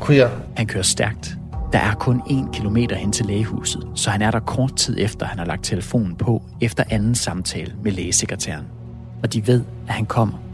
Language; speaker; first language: Danish; native; Danish